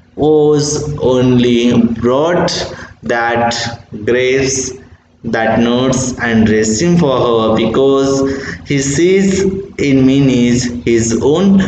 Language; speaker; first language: English; non-native, local second language; Marathi